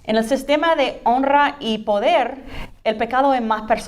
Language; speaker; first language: Spanish; non-native, fluent; English